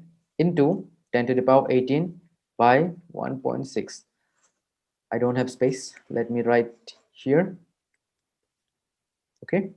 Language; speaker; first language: English; non-native, local second language; Hindi